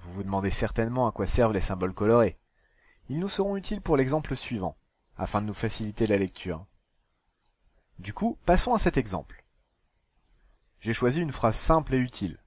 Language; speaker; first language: French; native; French